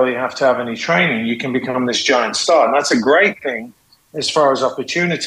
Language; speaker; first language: English; native; English